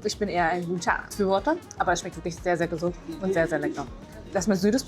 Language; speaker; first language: German; native; German